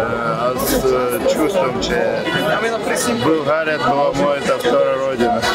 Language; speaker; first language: Bulgarian; non-native, learner; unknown